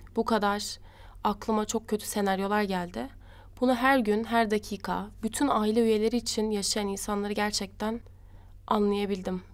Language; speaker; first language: Turkish; native; Turkish